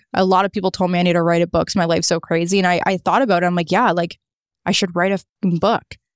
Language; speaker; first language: English; native; English